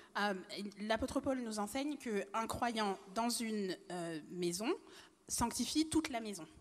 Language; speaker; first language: French; native; French